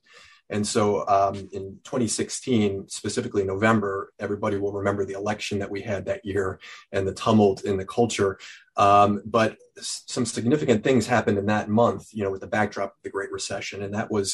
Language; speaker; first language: English; native; English